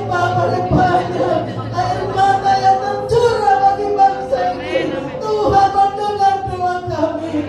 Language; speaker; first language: Indonesian; native; Indonesian